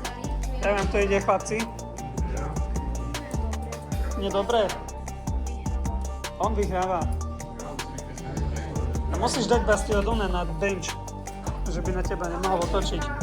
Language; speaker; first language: Slovak; native; Slovak